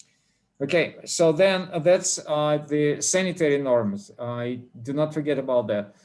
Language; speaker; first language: English; non-native, fluent; Russian